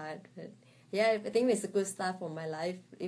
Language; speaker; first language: English; non-native, fluent; Thai